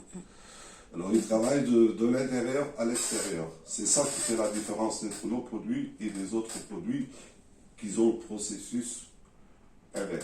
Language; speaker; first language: French; non-native, learner; Portuguese